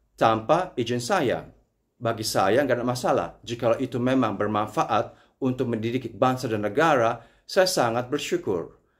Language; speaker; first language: Indonesian; non-native, fluent; Italian